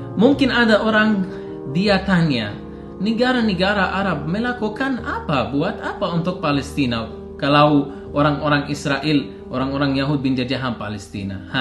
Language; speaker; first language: Indonesian; non-native, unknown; Arabic